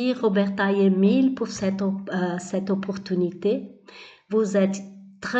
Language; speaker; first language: French; non-native, learner; Portuguese